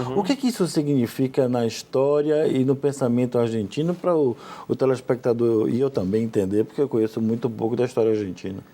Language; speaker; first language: Portuguese; native; Portuguese